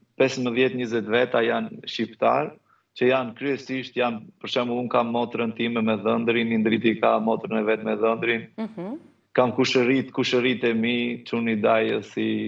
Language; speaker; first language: Albanian; native; Albanian